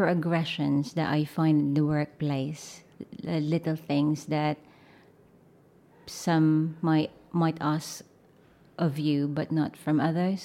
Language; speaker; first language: English; non-native, local second language; Filipino